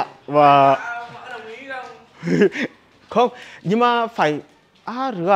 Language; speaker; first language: Vietnamese; non-native, learner; Portuguese